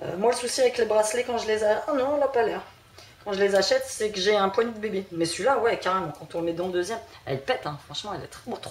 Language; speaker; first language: French; early bilingual, other home language; Portuguese